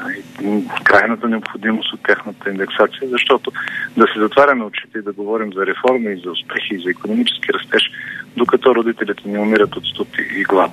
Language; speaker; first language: Bulgarian; native; Bulgarian